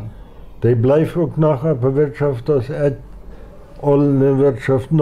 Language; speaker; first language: German; non-native, local second language; Plautdietsch